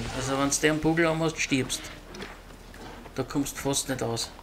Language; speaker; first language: German; native; German